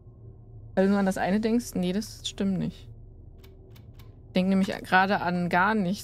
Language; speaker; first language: German; native; German